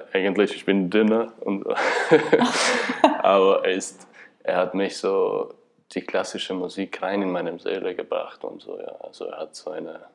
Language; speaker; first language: German; non-native, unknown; Albanian